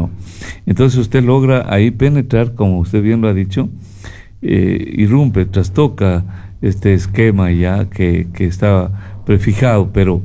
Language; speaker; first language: Spanish; native; Spanish